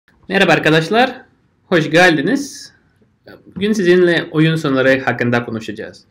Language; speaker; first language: Turkish; non-native, fluent; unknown